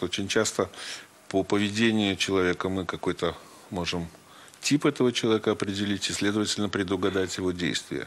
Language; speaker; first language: Russian; native; Russian